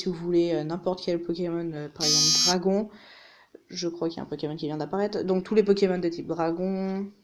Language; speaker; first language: French; native; French